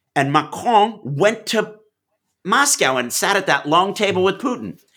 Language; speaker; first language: English; native; English